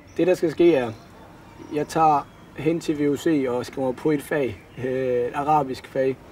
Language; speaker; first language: Danish; early bilingual, other home language; Somali